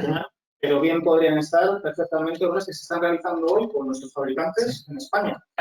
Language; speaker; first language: Spanish; native; Spanish